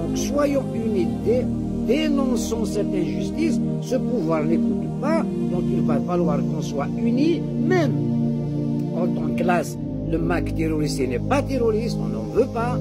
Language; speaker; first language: French; non-native, local second language; Kabyle